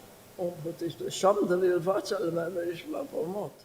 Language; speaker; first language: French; early bilingual, heritage; French